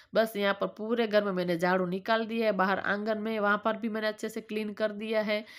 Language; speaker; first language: Hindi; non-native, local second language; Gujarati